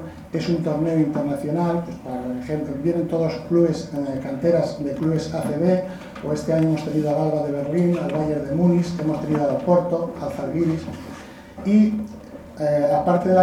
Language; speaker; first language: Spanish; native; Spanish